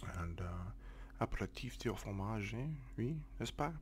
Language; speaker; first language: French; non-native, learner; English